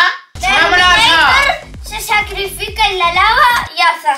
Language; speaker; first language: Spanish; native; Spanish